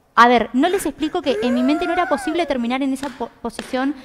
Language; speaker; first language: Spanish; native; Spanish